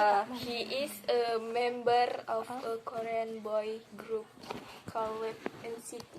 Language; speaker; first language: English; non-native, learner; Indonesian